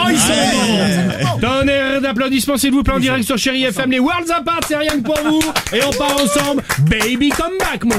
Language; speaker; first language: French; native; French